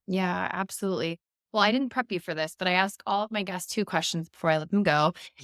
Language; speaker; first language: English; native; English